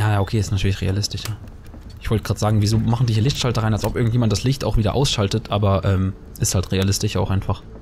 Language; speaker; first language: German; native; German